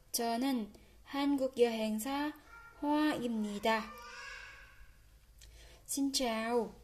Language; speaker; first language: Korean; non-native, fluent; Vietnamese